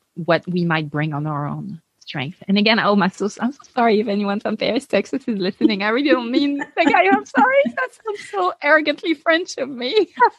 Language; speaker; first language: English; non-native, fluent; French